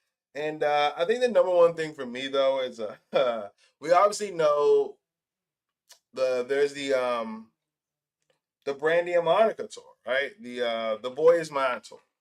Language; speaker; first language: English; native; English